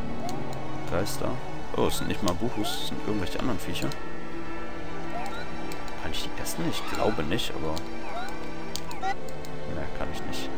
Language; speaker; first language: German; native; German